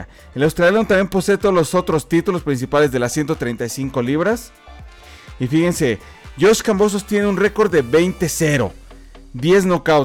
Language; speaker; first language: Spanish; native; Spanish